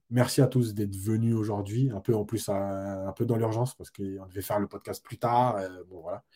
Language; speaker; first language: French; native; French